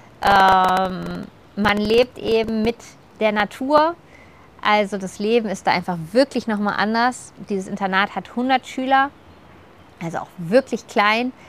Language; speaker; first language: German; native; German